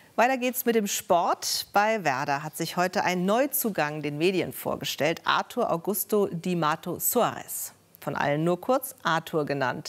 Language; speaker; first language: German; native; German